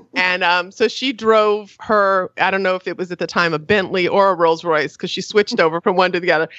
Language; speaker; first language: English; native; English